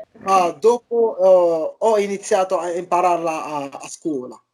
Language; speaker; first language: Italian; non-native, learner; Arabic